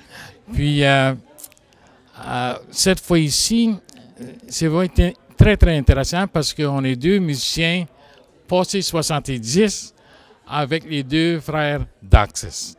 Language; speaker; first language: French; non-native, local second language; English